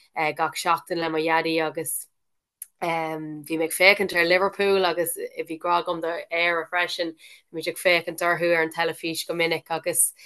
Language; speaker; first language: Irish; non-native, local second language; English